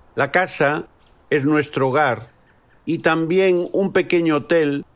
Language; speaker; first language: Spanish; native; Spanish